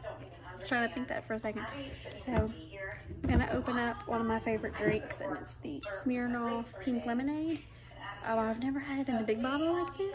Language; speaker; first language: English; native; English